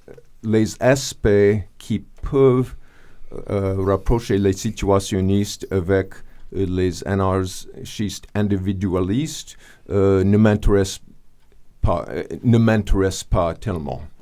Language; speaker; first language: French; non-native, fluent; English